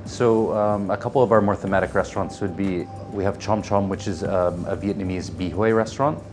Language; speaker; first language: English; native; English